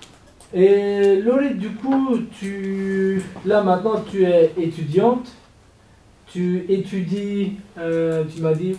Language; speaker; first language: French; non-native, fluent; Kurdish